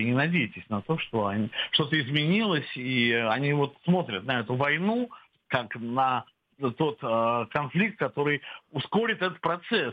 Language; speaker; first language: Russian; native; Russian